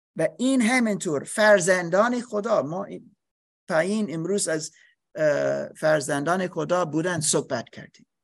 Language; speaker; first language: Persian; non-native, learner; English